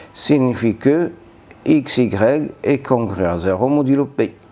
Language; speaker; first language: French; non-native, local second language; Arabic